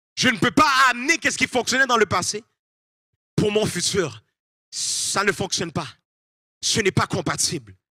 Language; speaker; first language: French; native; French